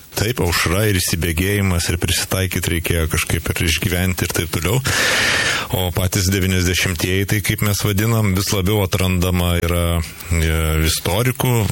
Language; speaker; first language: Lithuanian; native; Lithuanian